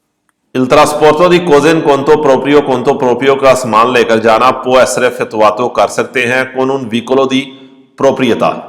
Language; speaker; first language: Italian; non-native, fluent; Urdu